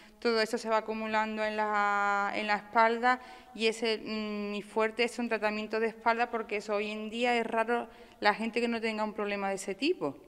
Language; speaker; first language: Spanish; native; Spanish